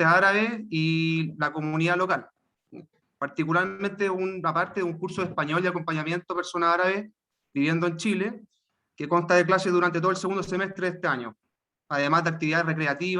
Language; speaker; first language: Spanish; native; Spanish